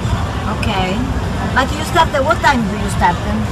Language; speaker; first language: English; non-native, learner; Italian